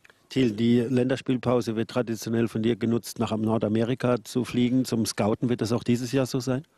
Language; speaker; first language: German; native; German